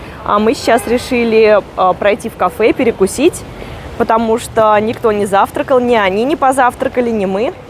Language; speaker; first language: Russian; native; Russian